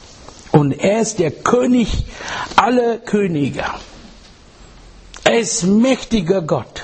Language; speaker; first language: German; non-native, learner; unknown